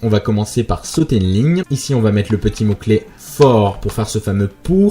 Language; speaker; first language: French; native; French